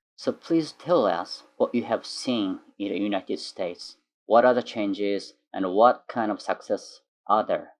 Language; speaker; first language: English; non-native, fluent; Japanese